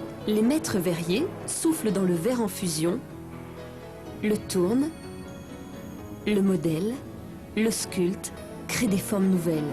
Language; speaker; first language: French; native; French